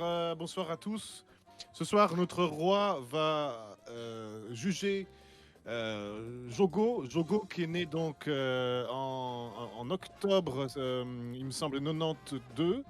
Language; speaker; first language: French; native; French